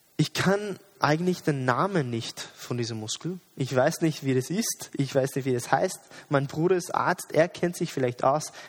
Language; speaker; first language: German; non-native, fluent; English